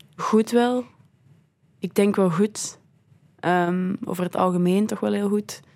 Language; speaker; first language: Dutch; native; Dutch